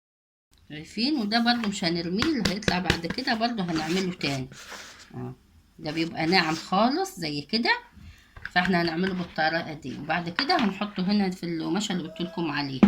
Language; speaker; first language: Arabic; native; Arabic